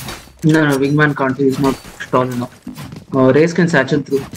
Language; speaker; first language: English; non-native, local second language; Kannada